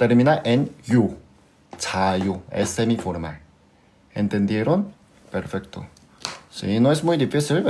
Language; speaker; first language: Spanish; non-native, fluent; Korean